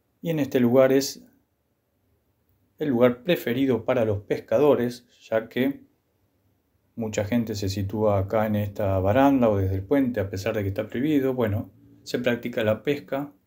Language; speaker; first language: Spanish; native; Spanish